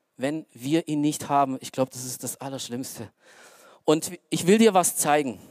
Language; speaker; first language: German; early bilingual, other home language; Romanian